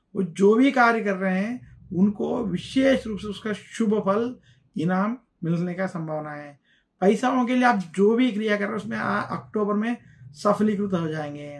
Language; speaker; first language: Hindi; non-native, local second language; Telugu